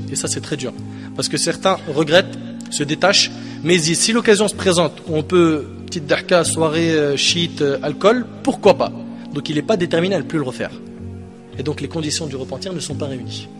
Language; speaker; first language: French; native; French